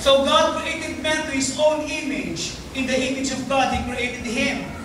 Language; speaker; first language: English; non-native, local second language; Filipino